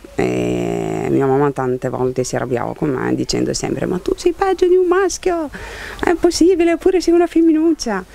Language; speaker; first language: Italian; non-native, fluent; Lithuanian